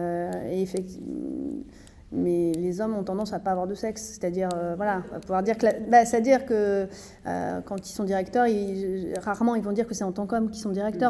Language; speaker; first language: French; native; French